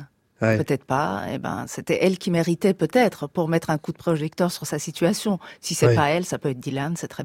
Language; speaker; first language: French; native; French